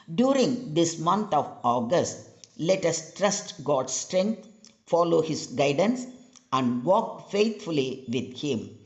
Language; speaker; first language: English; non-native, local second language; Tamil